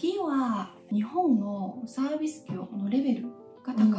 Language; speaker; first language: Japanese; non-native, fluent; Chinese